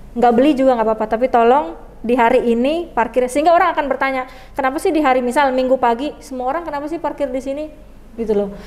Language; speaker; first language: Indonesian; native; Indonesian